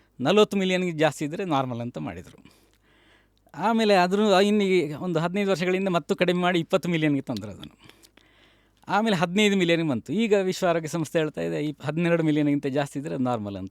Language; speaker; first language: Kannada; native; Kannada